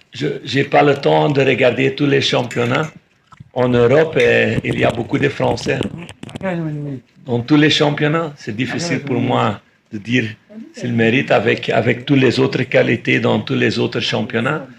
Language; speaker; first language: French; non-native, fluent; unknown